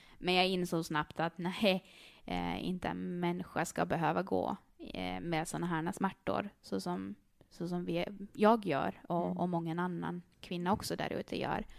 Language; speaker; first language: Swedish; native; Swedish